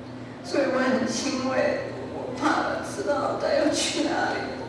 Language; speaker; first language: Chinese; early bilingual, heritage; Chinese